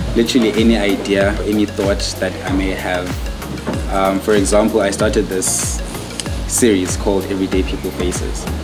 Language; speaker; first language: English; non-native, local second language; Xhosa